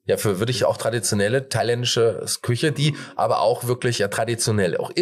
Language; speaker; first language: German; native; German